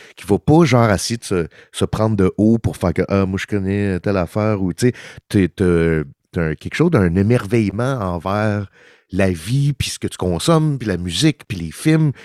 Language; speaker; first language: French; early bilingual, heritage; French